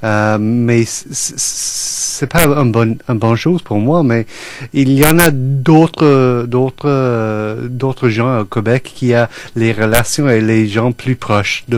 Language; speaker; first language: French; non-native, fluent; English